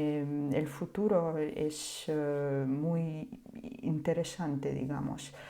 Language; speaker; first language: Spanish; non-native, fluent; Ukrainian